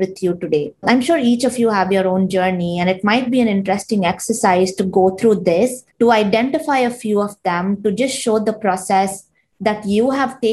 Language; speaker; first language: English; non-native, local second language; Kannada